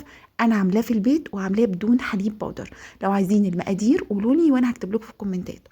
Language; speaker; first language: Arabic; native; Arabic